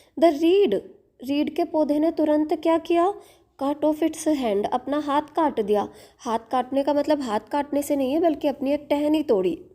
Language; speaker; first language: Hindi; native; Hindi